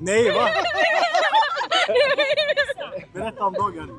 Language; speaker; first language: Swedish; non-native, learner; Mongolian